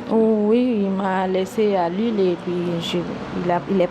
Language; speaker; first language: French; non-native, local second language; Mandingo